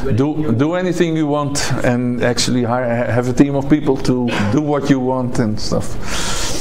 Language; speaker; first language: English; non-native, fluent; Dutch